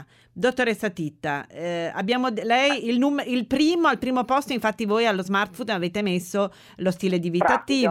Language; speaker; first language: Italian; native; Italian